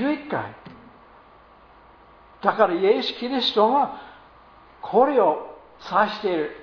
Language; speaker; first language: Japanese; non-native, fluent; English